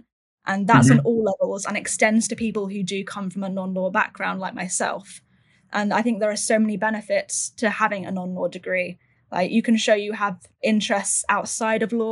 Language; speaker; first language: English; native; English